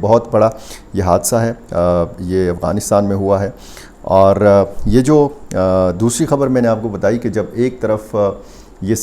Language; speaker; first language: Urdu; native; Urdu